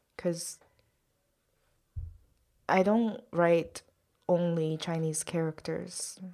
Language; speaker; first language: English; non-native, fluent; Chinese